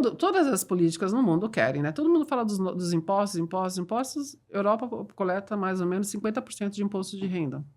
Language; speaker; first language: Portuguese; native; Portuguese